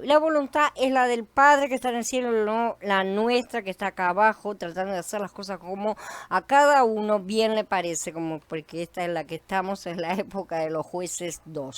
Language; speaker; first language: Spanish; native; Spanish